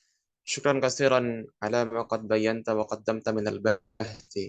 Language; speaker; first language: Arabic; non-native, learner; Indonesian